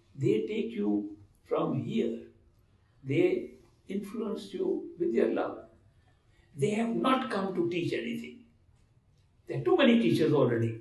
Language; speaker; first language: English; non-native, local second language; Hindi